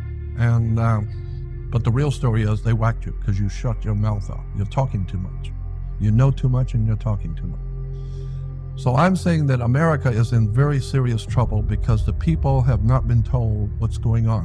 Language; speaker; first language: English; native; English